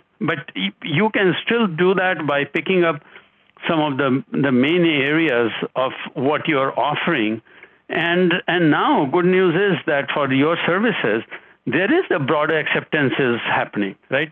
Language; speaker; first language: English; non-native, local second language; Hindi